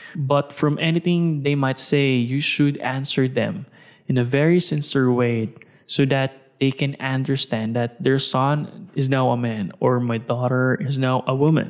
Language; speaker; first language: English; non-native, local second language; Filipino